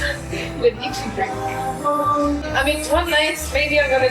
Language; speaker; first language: English; non-native, fluent; French